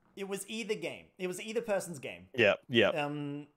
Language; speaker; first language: English; native; English